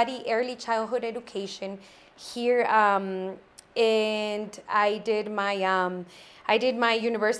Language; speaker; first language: English; non-native, fluent; Spanish